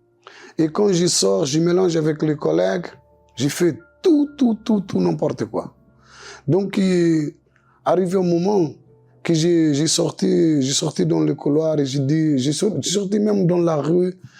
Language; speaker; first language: French; non-native, local second language; Portuguese